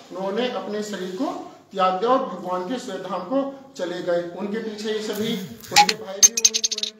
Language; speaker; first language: Hindi; native; Hindi